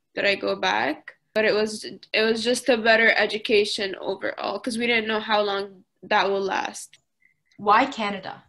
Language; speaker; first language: English; early bilingual, other home language; Arabic